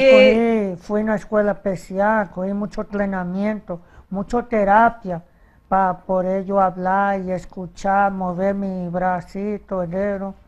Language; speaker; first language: Spanish; early bilingual, heritage; Spanish